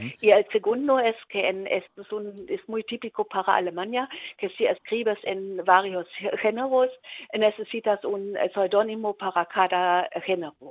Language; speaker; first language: Spanish; non-native, learner; German